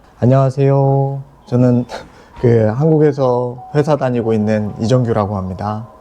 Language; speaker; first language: Korean; native; Korean